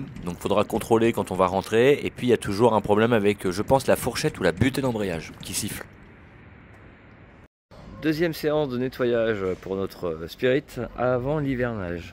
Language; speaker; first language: French; native; French